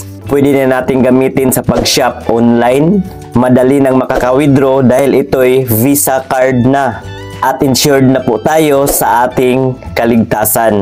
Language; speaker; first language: Filipino; native; Filipino